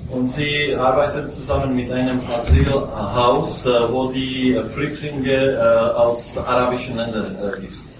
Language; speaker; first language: German; non-native, local second language; Czech